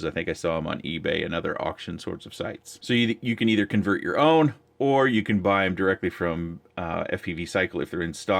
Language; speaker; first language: English; native; English